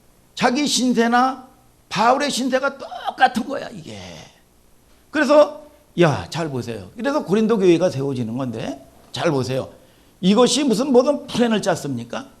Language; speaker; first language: Korean; native; Korean